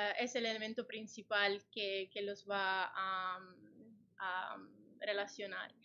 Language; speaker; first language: Spanish; non-native, fluent; Italian